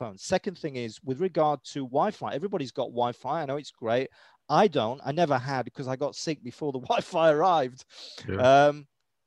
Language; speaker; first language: English; native; English